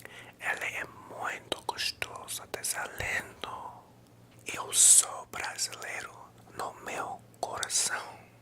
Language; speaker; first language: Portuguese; non-native, learner; English